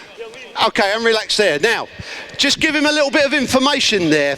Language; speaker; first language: English; native; English